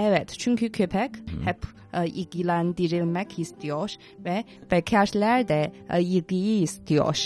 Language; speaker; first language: Turkish; non-native, fluent; Chinese